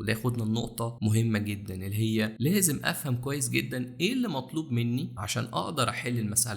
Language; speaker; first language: Arabic; native; Arabic